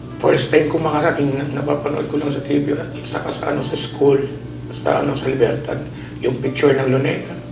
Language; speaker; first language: Filipino; non-native, local second language; Waray